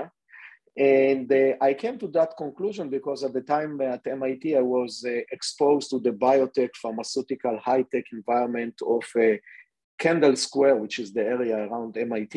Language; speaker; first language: English; non-native, fluent; Hebrew